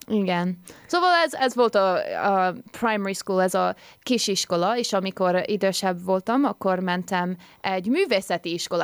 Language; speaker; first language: Hungarian; early bilingual, heritage; Hungarian